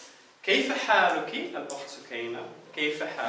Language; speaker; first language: Arabic; non-native, fluent; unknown